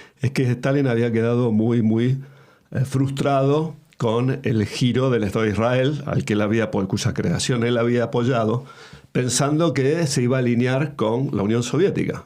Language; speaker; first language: Spanish; native; Spanish